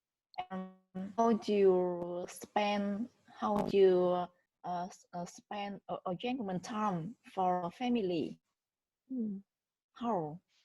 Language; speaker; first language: English; non-native, learner; Vietnamese